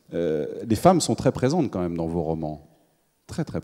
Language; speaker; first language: French; native; French